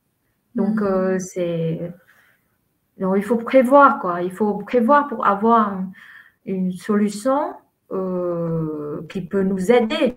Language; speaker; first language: French; non-native, fluent; Vietnamese